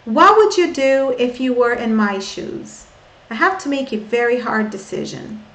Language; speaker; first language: English; non-native, fluent; Portuguese